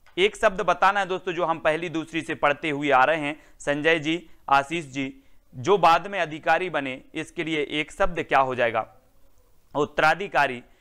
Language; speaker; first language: Hindi; native; Hindi